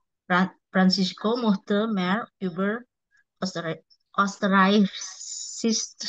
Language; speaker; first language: German; non-native, learner; Indonesian